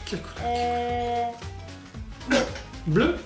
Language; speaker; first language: French; native; French